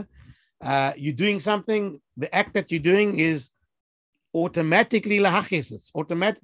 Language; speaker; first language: English; native; English